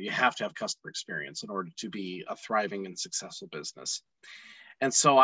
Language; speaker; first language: English; native; English